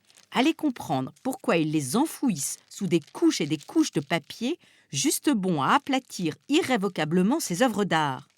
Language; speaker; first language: French; native; French